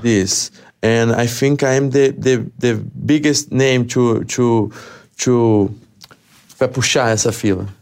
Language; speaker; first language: English; non-native, learner; Portuguese